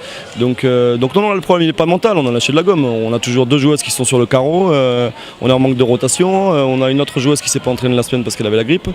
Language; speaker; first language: French; native; French